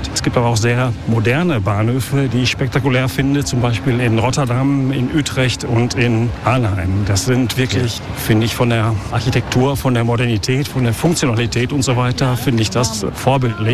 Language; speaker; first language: German; native; German